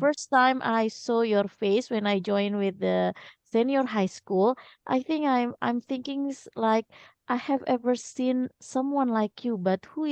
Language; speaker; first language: English; non-native, fluent; Indonesian